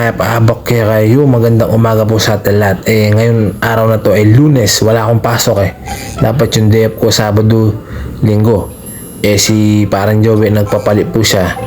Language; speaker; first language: Filipino; non-native, local second language; Pampanga